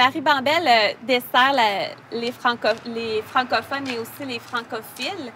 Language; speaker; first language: French; native; French